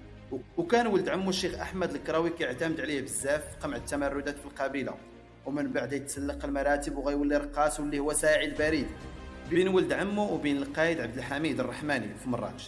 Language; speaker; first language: Arabic; native; Arabic